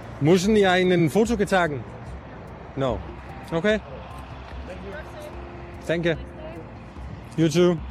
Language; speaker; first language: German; non-native, learner; Danish